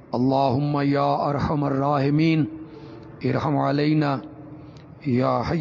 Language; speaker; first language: Urdu; non-native, local second language; Punjabi